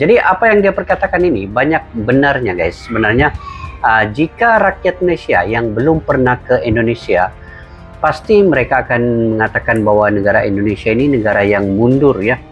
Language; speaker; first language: Malay; native; Malay